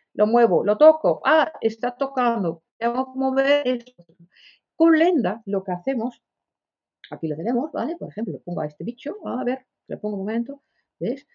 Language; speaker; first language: Spanish; non-native, fluent; Dutch